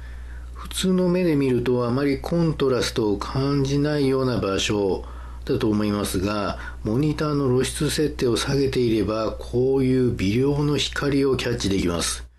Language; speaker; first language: Japanese; native; Japanese